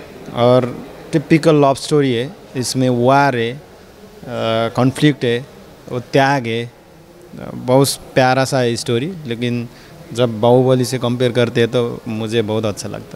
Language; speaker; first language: Hindi; non-native, learner; Nepali